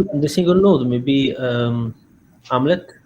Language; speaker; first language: English; non-native, learner; Italian